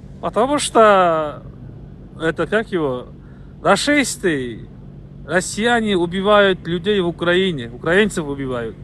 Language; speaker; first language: Russian; non-native, local second language; Kazakh